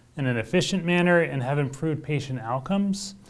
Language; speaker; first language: English; native; English